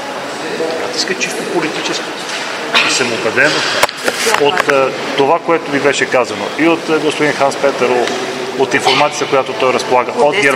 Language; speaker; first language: Bulgarian; native; Bulgarian